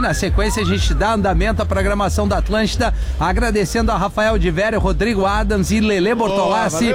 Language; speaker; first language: Portuguese; native; Portuguese